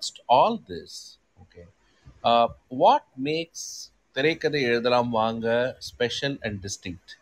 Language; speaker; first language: Tamil; native; Tamil